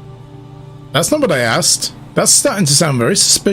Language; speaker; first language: English; native; English